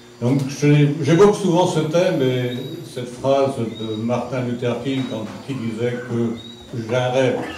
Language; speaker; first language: French; non-native, local second language; German